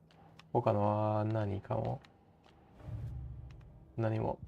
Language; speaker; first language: Japanese; non-native, learner; English